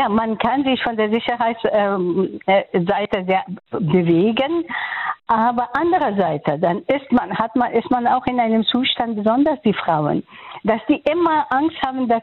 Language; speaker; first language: German; non-native, fluent; Persian